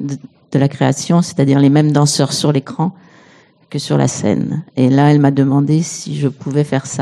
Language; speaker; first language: French; native; French